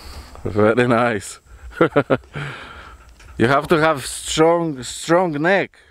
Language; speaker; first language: English; non-native, fluent; Polish